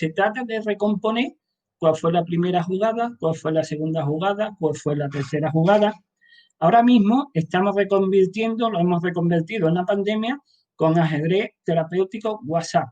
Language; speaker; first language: Spanish; native; Spanish